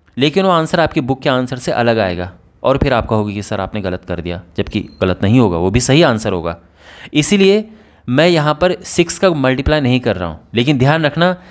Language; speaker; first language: Hindi; native; Hindi